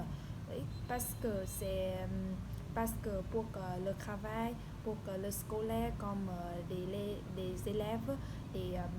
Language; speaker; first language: French; non-native, learner; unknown